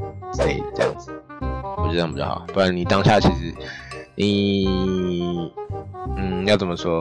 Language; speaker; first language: Chinese; native; Chinese